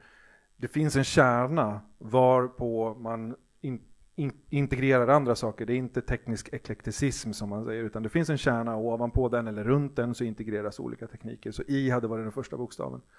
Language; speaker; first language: Swedish; native; Swedish